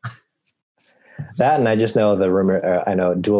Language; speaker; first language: English; native; English